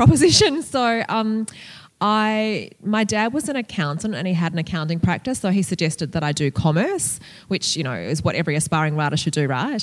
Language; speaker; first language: English; native; English